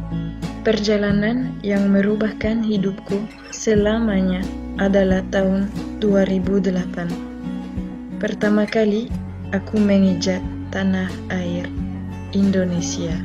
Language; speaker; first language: Indonesian; non-native, fluent; French